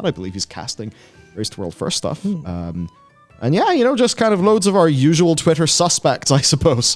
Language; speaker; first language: English; native; English